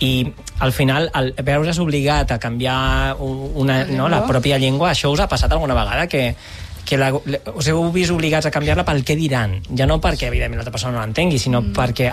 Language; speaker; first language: Catalan; native; Catalan